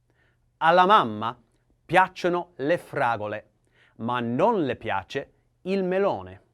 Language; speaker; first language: Italian; non-native, learner; English